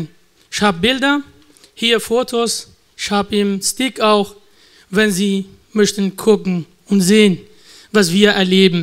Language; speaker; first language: German; non-native, learner; Kurdish